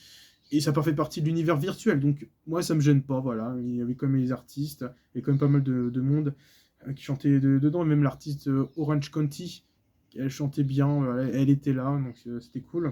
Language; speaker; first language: French; native; French